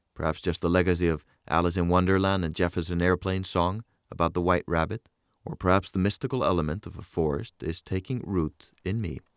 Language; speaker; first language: English; non-native, fluent; Icelandic